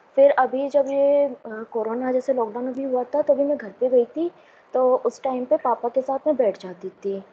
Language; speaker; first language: Hindi; native; Hindi